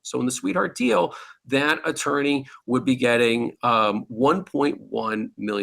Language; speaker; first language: English; native; English